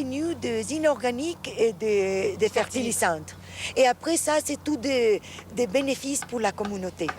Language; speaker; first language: French; non-native, fluent; Spanish